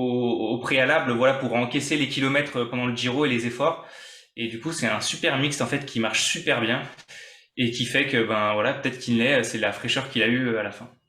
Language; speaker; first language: French; native; French